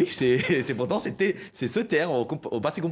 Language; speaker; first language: French; non-native, fluent; Chinese